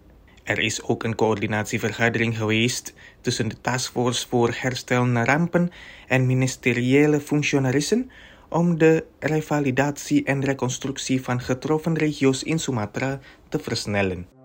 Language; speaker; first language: Dutch; non-native, fluent; Indonesian